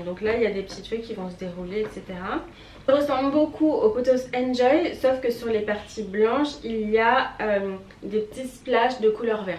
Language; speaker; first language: French; native; French